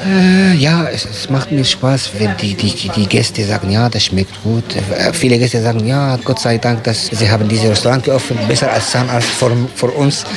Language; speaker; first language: German; non-native, learner; Arabic